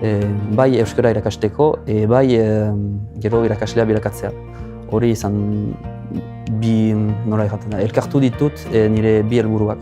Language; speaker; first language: Basque; non-native, local second language; French